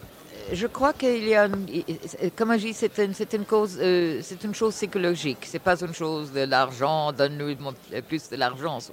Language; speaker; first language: French; non-native, fluent; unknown